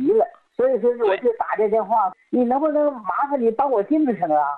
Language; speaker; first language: Chinese; native; Chinese